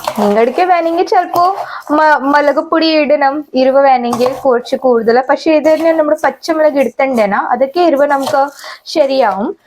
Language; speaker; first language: Malayalam; non-native, learner; Kannada